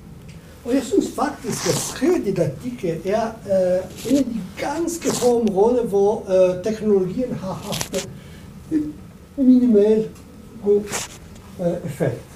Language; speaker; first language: German; non-native, learner; Italian